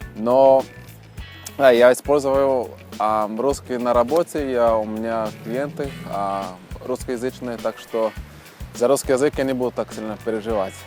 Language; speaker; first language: Russian; non-native, fluent; Portuguese